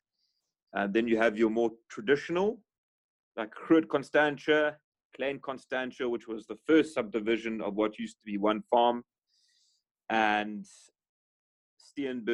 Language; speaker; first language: English; native; English